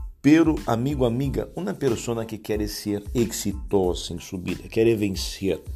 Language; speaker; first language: Portuguese; non-native, learner; Spanish